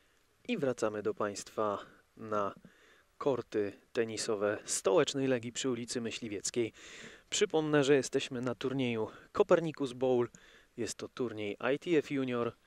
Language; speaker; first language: Polish; native; Polish